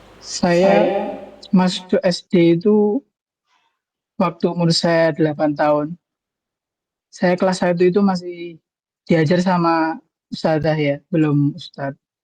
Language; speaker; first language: Indonesian; native; Indonesian